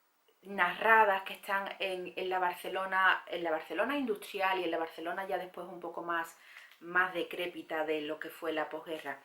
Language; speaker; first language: Spanish; native; Spanish